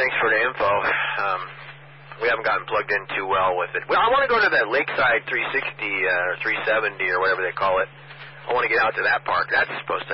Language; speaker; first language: English; native; English